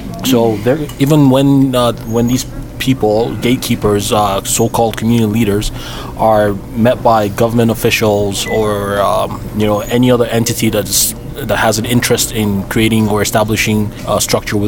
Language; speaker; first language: English; non-native, local second language; Igbo